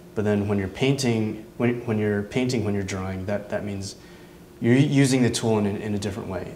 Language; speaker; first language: English; native; English